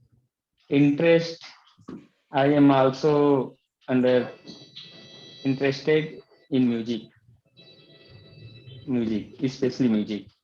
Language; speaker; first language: English; non-native, learner; Hindi